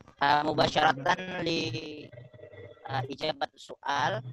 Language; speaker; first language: Arabic; non-native, learner; Indonesian